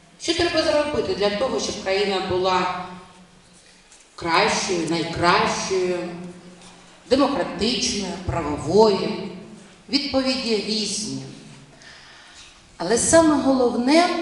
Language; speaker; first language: Ukrainian; non-native, local second language; Russian